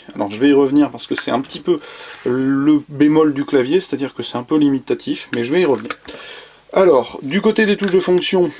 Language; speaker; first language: French; native; French